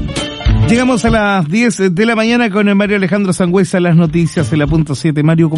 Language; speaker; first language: Spanish; native; Spanish